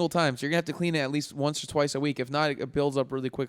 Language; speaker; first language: English; native; English